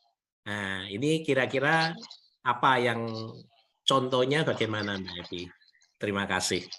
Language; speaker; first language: Malay; native; Malay